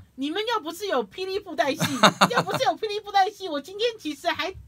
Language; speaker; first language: Chinese; native; Chinese